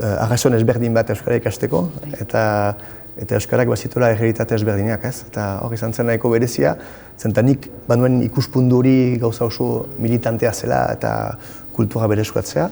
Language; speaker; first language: Basque; non-native, local second language; French